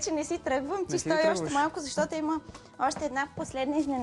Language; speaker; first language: Bulgarian; native; Bulgarian